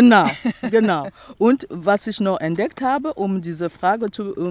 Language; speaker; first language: German; non-native, local second language; French